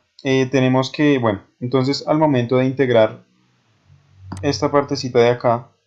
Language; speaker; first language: Spanish; native; Spanish